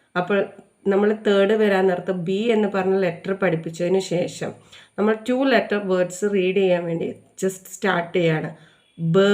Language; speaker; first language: Malayalam; native; Malayalam